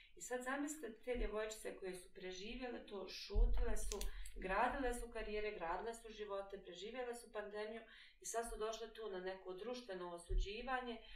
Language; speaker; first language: Bosnian; native; Bosnian